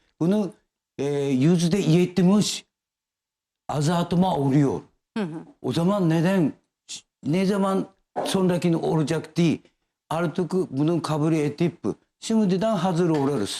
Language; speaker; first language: Turkish; non-native, learner; Japanese